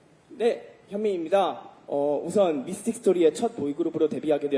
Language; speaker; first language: Korean; native; Korean